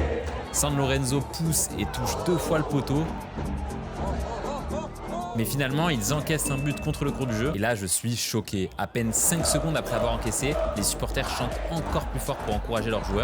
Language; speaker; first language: French; native; French